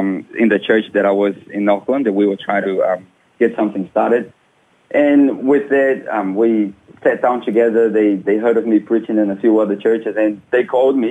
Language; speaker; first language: English; non-native, fluent; Portuguese